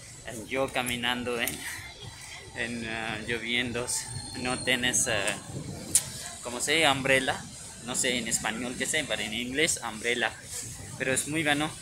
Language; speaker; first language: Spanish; non-native, learner; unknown